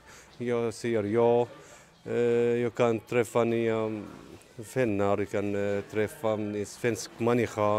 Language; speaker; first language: Swedish; non-native, learner; Arabic